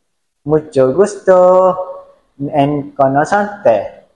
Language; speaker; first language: Spanish; non-native, learner; Malay